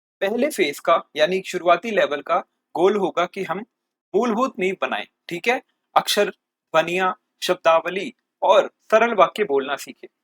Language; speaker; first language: Hindi; native; Hindi